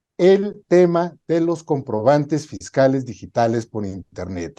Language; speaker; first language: Spanish; native; Spanish